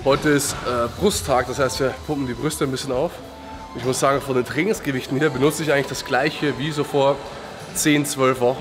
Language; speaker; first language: German; native; German